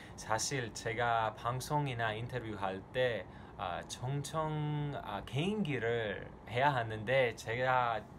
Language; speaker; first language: Korean; non-native, learner; Croatian